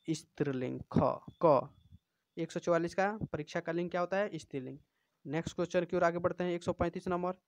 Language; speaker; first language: Hindi; native; Hindi